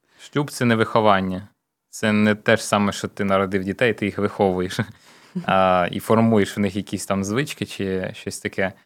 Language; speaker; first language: Ukrainian; non-native, local second language; Russian